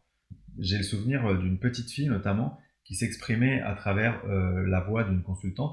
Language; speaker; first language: French; native; French